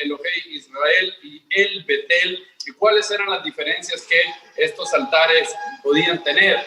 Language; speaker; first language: Spanish; native; Spanish